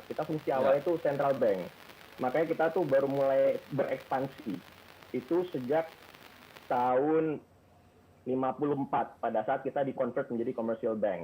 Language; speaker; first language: Indonesian; native; Indonesian